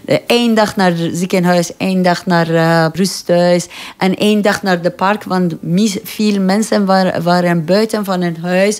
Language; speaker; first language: Dutch; non-native, fluent; Persian